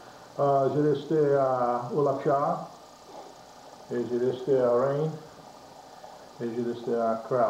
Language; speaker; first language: French; native; French